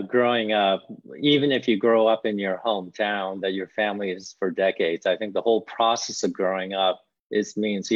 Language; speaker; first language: English; early bilingual, other home language; Korean